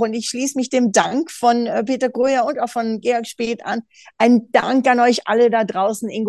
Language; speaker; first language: German; native; German